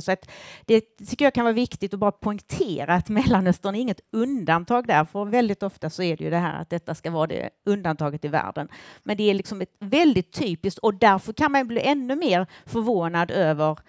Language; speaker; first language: Swedish; native; Swedish